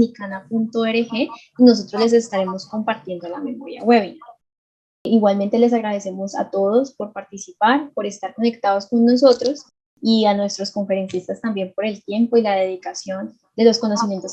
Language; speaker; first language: Spanish; native; Spanish